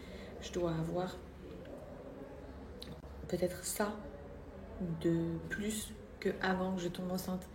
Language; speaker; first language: French; native; French